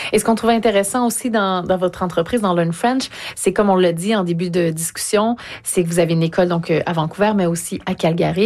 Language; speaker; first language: French; native; French